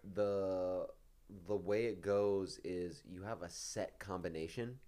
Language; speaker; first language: English; early bilingual, other home language; Ukrainian